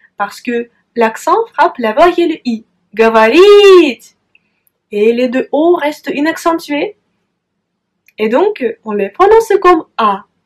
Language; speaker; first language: French; non-native, fluent; Russian